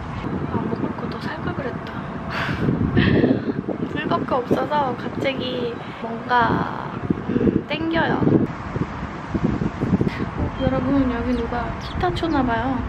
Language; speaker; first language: Korean; non-native, fluent; Estonian